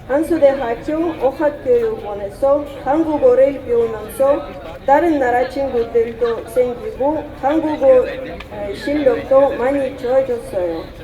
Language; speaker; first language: Korean; non-native, learner; Russian